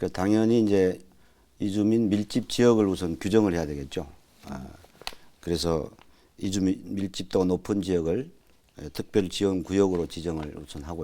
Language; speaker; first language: Korean; native; Korean